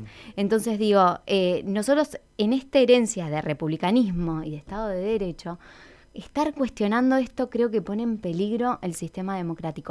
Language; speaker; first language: Spanish; native; Spanish